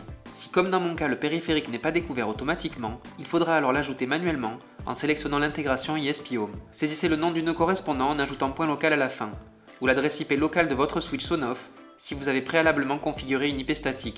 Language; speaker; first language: French; native; French